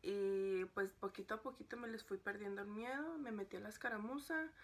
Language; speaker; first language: Spanish; early bilingual, heritage; Spanish